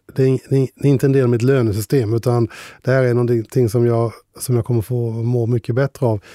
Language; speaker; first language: Swedish; native; Swedish